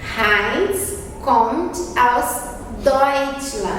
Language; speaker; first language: German; non-native, fluent; Portuguese